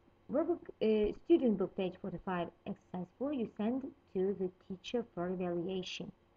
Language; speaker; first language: English; non-native, fluent; Lithuanian